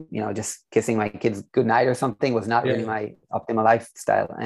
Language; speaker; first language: English; non-native, fluent; Hebrew